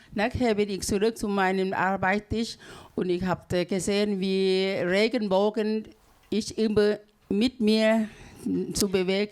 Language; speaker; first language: German; non-native, learner; Thai